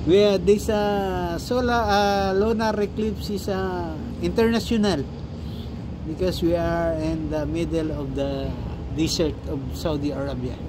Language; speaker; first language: English; non-native, local second language; Filipino